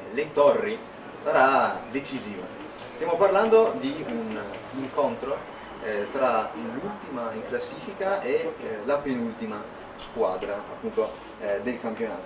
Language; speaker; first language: Italian; native; Italian